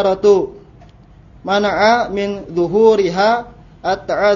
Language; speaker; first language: Arabic; non-native, learner; Indonesian